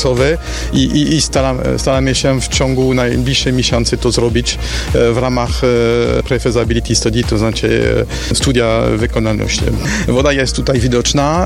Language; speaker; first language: Polish; non-native, learner; French